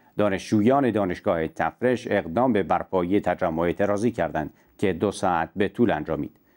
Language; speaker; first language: Persian; non-native, local second language; Central Kurdish